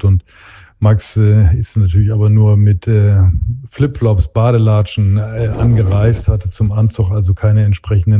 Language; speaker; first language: German; native; German